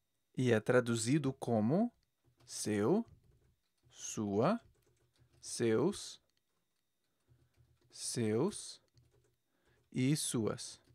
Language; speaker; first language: Portuguese; non-native, fluent; English